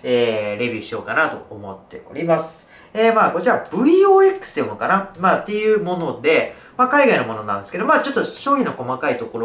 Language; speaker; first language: Japanese; native; Japanese